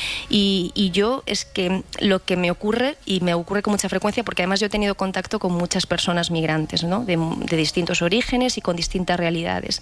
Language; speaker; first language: Spanish; native; Spanish